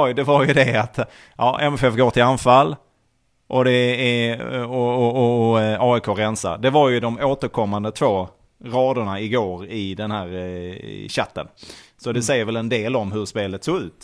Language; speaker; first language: Swedish; native; Swedish